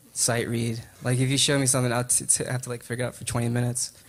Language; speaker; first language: English; native; English